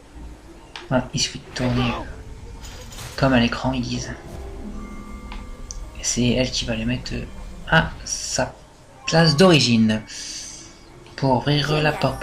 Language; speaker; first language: French; native; French